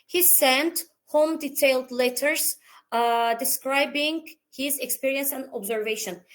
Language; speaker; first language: English; non-native, fluent; Azerbaijani